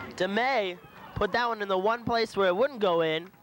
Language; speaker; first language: English; native; English